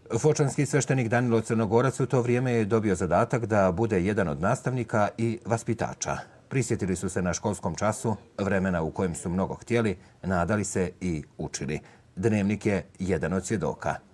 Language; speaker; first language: Bosnian; native; Bosnian